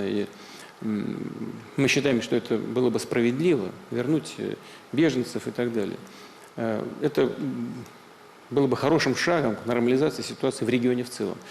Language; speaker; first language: Russian; native; Russian